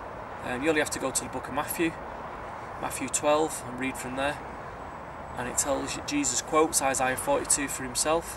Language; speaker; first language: English; native; English